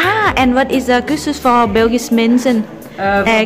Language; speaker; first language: Dutch; non-native, learner; Thai